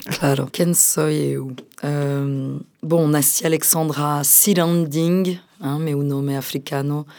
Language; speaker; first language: Portuguese; non-native, fluent; French